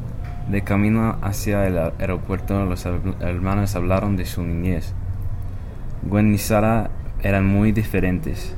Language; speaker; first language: Spanish; non-native, learner; English